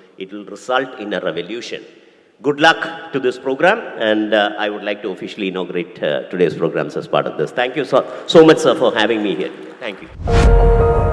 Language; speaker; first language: English; non-native, local second language; Malayalam